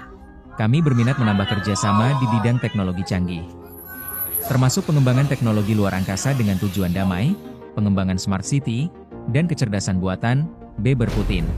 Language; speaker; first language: Indonesian; native; Indonesian